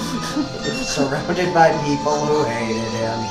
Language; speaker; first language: English; native; English